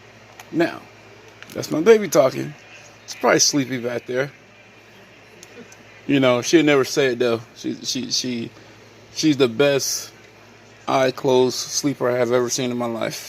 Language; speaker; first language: English; native; English